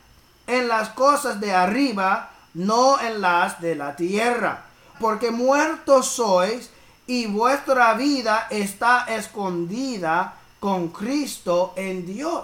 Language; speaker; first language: Spanish; early bilingual, heritage; English